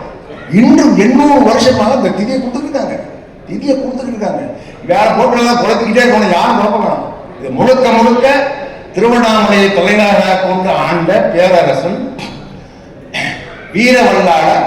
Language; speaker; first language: Tamil; native; Tamil